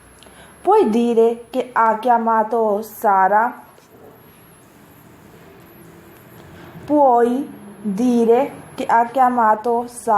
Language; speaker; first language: Italian; non-native, fluent; Urdu